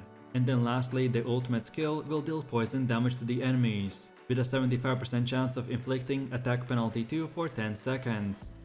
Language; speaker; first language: English; non-native, fluent; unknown